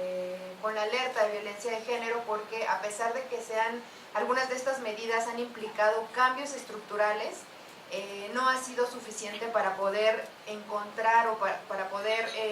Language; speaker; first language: Spanish; native; Spanish